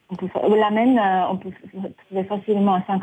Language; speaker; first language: French; non-native, fluent; Japanese